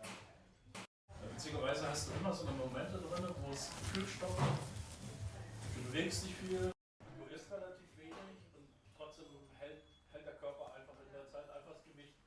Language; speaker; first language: German; native; German